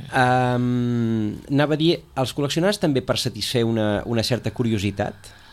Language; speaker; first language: Catalan; native; Catalan